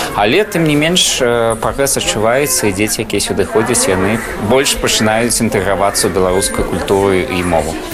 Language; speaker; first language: Belarusian; native; Belarusian